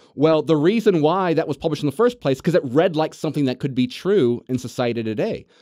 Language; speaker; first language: English; native; English